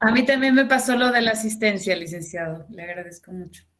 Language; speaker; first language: Spanish; native; Spanish